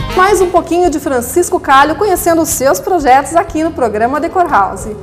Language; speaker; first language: Portuguese; native; Portuguese